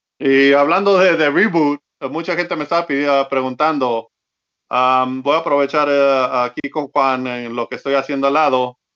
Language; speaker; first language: Spanish; early bilingual, heritage; Spanish